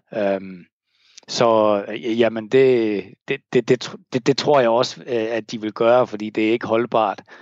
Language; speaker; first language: Danish; native; Danish